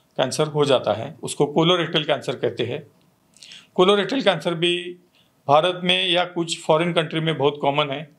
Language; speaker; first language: Hindi; non-native, local second language; Marathi